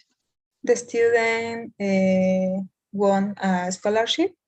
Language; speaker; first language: English; non-native, learner; Spanish